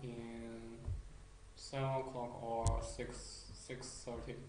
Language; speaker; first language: English; non-native, learner; Chinese